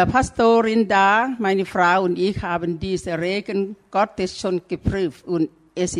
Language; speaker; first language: German; non-native, fluent; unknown